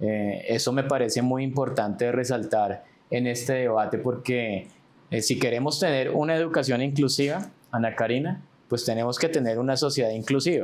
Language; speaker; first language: Spanish; native; Spanish